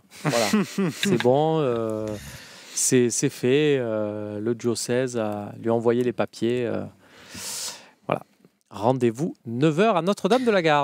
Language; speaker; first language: French; native; French